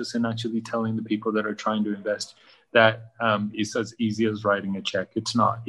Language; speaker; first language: English; early bilingual, other home language; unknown